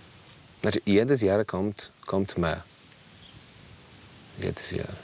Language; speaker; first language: German; non-native, learner; Polish